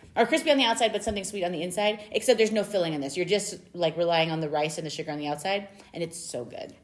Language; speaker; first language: English; native; English